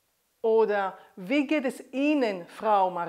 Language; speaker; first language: German; non-native, fluent; Greek